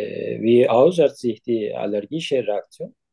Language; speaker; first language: German; non-native, learner; Turkish